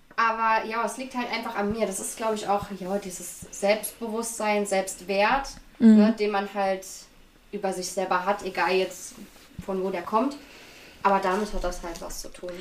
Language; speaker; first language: German; native; German